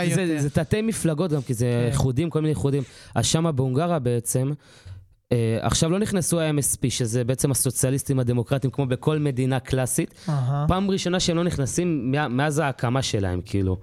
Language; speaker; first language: Hebrew; native; Hebrew